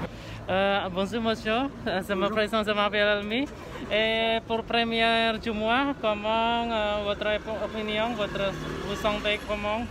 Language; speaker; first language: French; non-native, learner; Indonesian